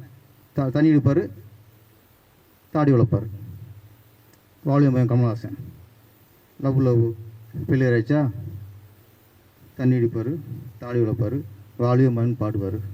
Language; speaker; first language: Tamil; native; Tamil